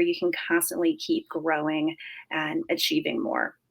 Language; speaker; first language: English; native; English